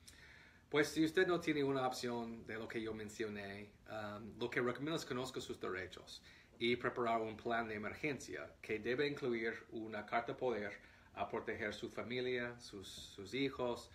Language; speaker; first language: Spanish; non-native, fluent; English